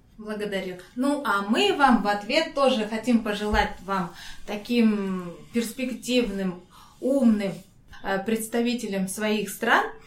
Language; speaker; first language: Russian; non-native, fluent; Korean